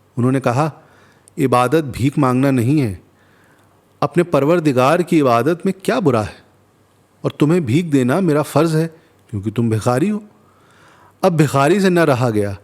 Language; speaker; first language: Urdu; non-native, local second language; Hindi